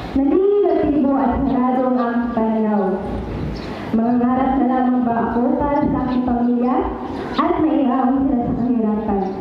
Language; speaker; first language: Filipino; non-native, local second language; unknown